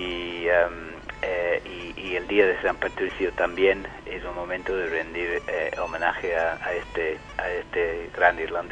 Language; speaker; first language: Spanish; non-native, fluent; English